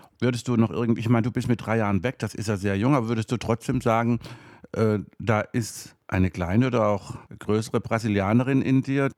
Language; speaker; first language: German; native; German